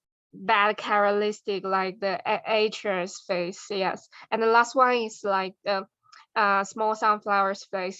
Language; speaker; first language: English; non-native, learner; Chinese